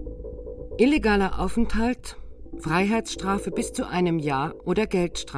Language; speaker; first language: German; native; German